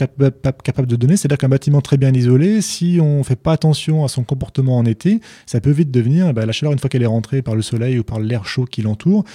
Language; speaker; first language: French; native; French